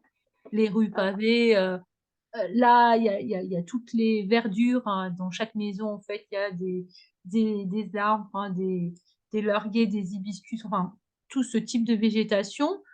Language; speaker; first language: French; native; French